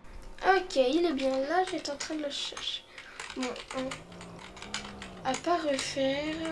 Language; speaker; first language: French; native; French